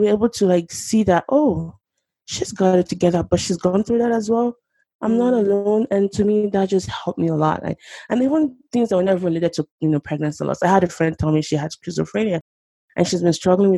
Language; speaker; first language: English; non-native, local second language; Yoruba